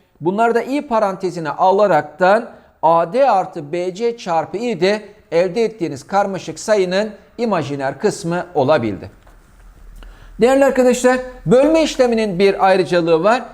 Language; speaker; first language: Turkish; native; Turkish